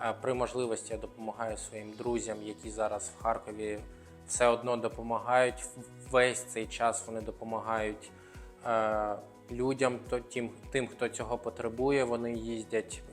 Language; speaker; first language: Ukrainian; non-native, local second language; Russian